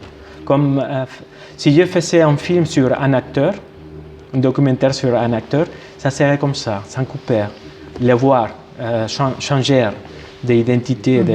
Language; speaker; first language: French; non-native, fluent; Spanish